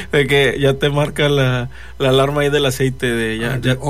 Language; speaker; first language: Spanish; native; Spanish